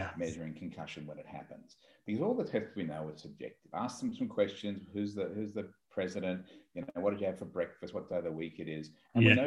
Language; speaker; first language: English; native; English